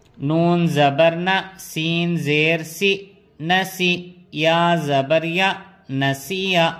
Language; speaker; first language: Urdu; native; Urdu